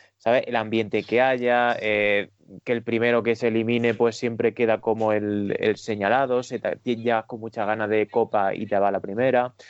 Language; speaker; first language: Spanish; native; Spanish